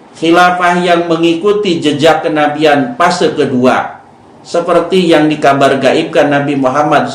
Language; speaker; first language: Indonesian; native; Indonesian